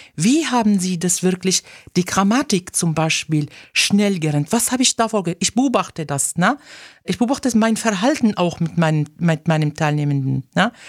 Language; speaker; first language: German; non-native, fluent; Arabic